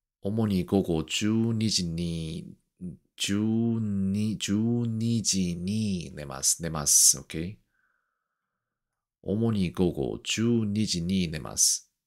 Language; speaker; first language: Japanese; non-native, learner; Korean